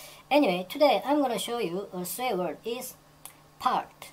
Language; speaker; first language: English; non-native, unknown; Korean